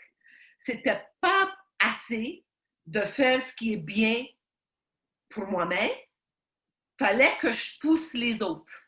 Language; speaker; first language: French; early bilingual, heritage; Ukrainian